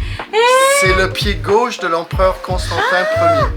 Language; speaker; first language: French; native; French